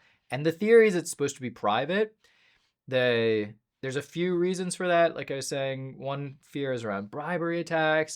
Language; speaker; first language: English; native; English